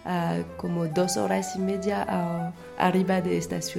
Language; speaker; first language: Spanish; non-native, fluent; French